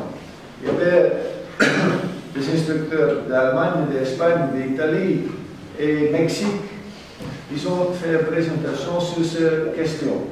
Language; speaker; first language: French; non-native, fluent; German